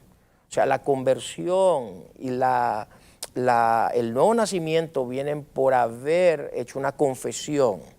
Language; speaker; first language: Spanish; native; Spanish